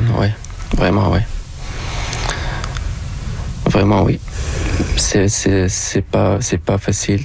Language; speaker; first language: French; non-native, local second language; Arabic